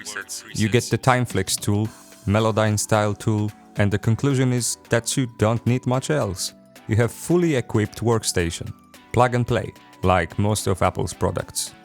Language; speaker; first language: English; non-native, fluent; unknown